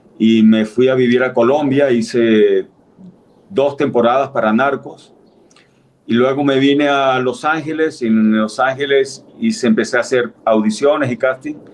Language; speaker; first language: Spanish; native; Spanish